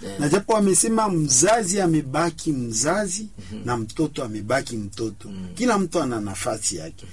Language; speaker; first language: Swahili; native; Swahili